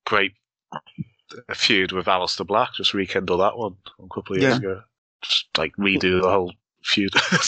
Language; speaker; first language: English; native; English